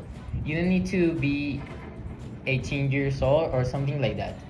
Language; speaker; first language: English; non-native, learner; Spanish